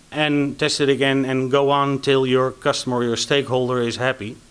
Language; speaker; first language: English; non-native, fluent; Dutch